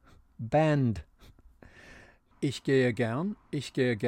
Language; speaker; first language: German; non-native, fluent; English